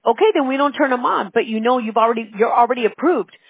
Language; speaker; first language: English; early bilingual, other home language; Spanish